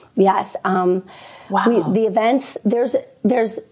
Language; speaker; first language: English; native; English